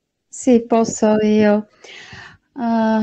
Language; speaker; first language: Italian; non-native, fluent; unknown